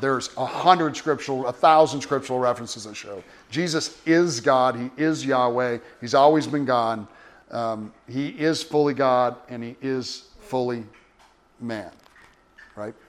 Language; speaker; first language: English; native; English